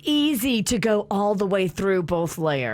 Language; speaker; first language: English; native; English